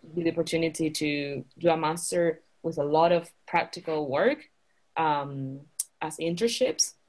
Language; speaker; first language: English; non-native, fluent; Spanish